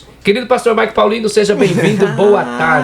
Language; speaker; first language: Portuguese; native; Portuguese